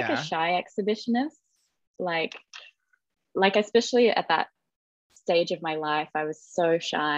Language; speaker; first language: English; native; English